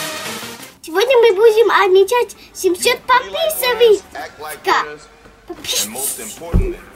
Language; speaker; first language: Russian; early bilingual, heritage; Russian